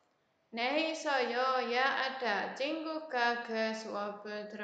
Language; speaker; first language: Korean; non-native, learner; Indonesian